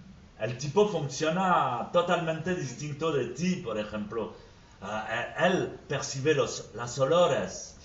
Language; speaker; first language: Spanish; non-native, fluent; French